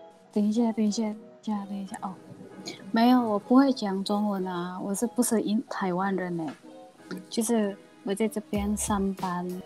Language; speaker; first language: Chinese; non-native, learner; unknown